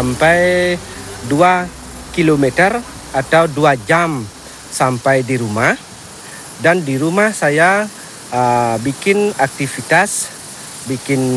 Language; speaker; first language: Indonesian; non-native, local second language; Balinese